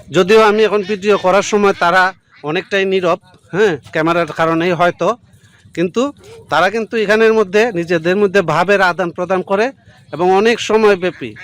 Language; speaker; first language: Bangla; native; Bangla